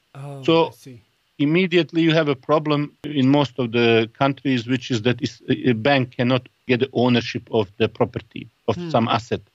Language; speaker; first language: English; non-native, fluent; Bosnian